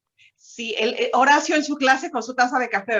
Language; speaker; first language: Spanish; native; Spanish